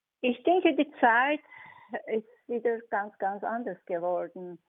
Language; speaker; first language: German; non-native, fluent; Turkish